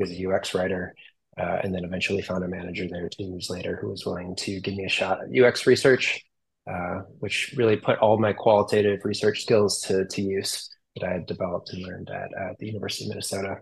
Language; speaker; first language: English; native; English